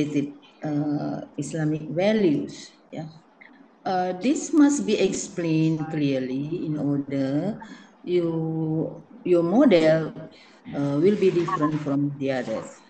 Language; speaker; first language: English; non-native, learner; Indonesian